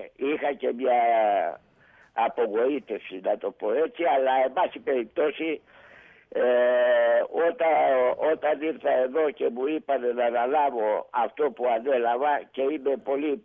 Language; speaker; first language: Greek; native; Greek